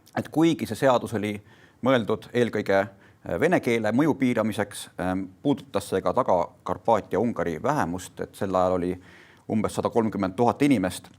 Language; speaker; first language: Estonian; native; Estonian